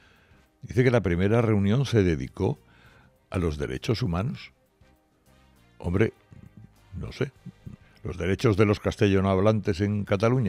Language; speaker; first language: Spanish; native; Spanish